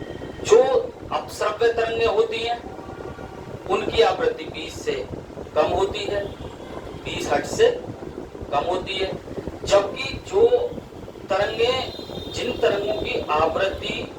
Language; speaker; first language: Hindi; native; Hindi